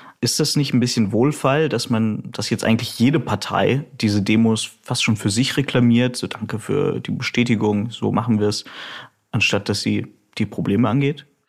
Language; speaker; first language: German; early bilingual, other home language; Russian